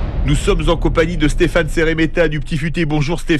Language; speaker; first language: French; native; French